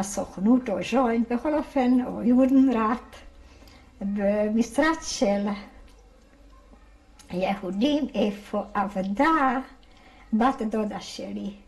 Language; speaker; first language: Hebrew; non-native, fluent; Hungarian